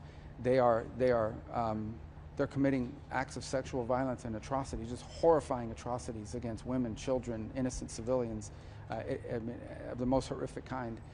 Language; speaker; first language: English; native; English